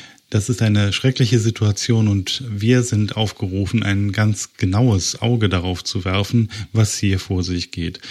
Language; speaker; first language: German; native; German